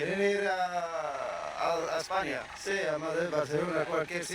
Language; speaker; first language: Spanish; non-native, learner; Arabic